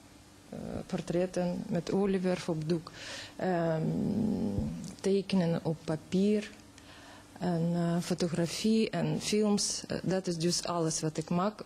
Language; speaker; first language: Dutch; non-native, fluent; Russian